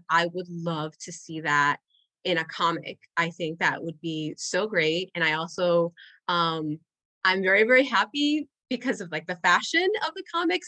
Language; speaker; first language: English; non-native, fluent; Spanish